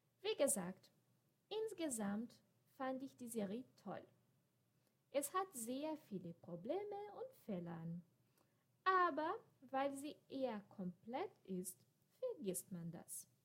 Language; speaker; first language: German; non-native, fluent; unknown